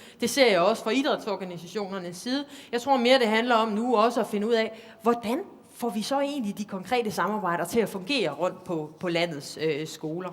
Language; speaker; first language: Danish; native; Danish